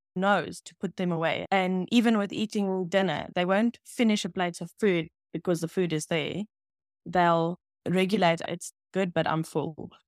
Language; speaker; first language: English; non-native, local second language; Afrikaans